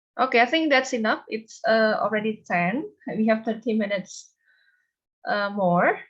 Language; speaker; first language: English; non-native, fluent; Indonesian